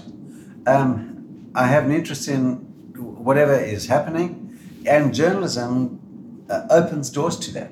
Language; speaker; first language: English; native; English